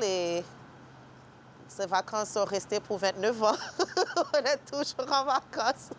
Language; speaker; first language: French; early bilingual, heritage; French